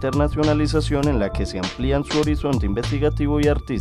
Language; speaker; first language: Spanish; native; Spanish